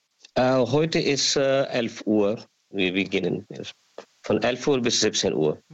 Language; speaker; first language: German; non-native, learner; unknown